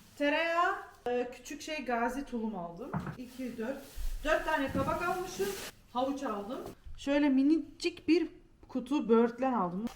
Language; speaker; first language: Turkish; early bilingual, heritage; Turkish